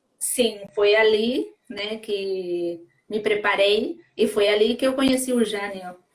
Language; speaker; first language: Portuguese; non-native, fluent; Spanish